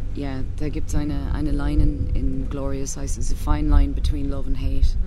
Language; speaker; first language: German; non-native, learner; English